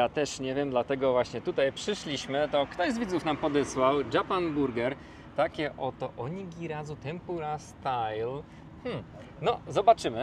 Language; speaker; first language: Polish; native; Polish